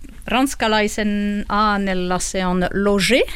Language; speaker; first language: Finnish; non-native, learner; French